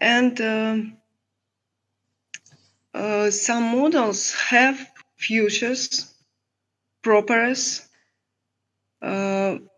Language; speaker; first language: English; non-native, learner; Russian